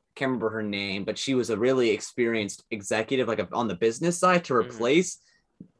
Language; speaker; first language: English; native; English